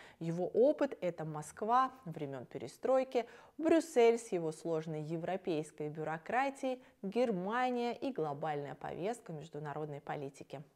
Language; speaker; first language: Russian; native; Russian